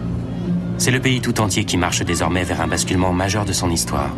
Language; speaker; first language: French; native; French